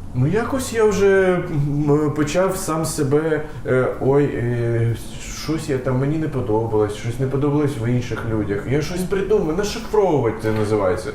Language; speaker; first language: Ukrainian; non-native, local second language; Russian